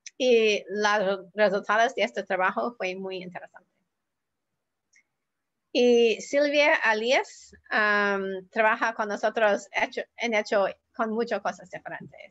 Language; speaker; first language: Spanish; non-native, learner; English